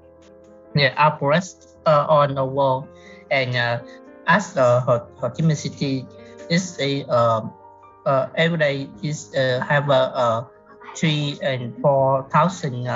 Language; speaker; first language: English; non-native, learner; Vietnamese